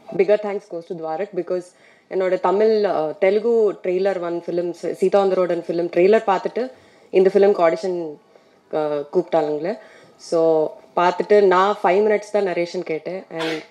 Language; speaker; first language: Tamil; non-native, fluent; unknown